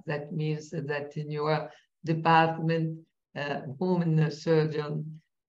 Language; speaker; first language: English; non-native, fluent; Italian